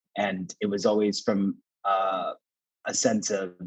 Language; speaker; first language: English; native; English